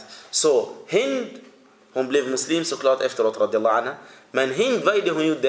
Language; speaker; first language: Swedish; early bilingual, other home language; Arabic